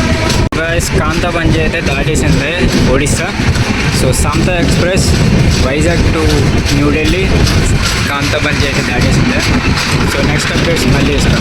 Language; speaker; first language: Telugu; native; Telugu